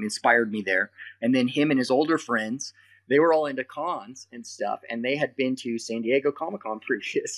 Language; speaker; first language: English; native; English